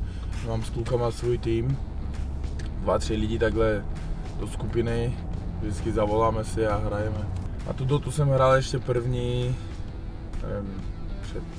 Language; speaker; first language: Czech; non-native, fluent; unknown